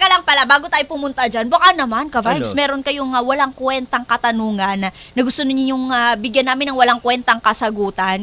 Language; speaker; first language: Filipino; native; Filipino